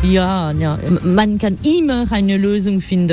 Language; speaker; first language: German; non-native, fluent; French